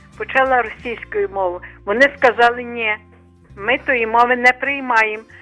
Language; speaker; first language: Ukrainian; native; Ukrainian